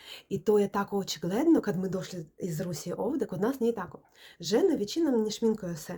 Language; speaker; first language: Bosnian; non-native, learner; Russian